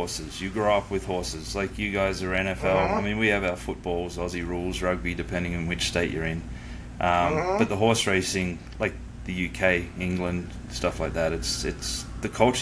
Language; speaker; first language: English; native; English